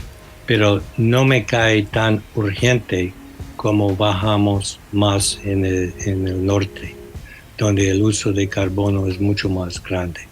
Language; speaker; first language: Spanish; non-native, fluent; English